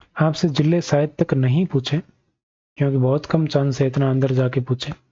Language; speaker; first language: Hindi; native; Hindi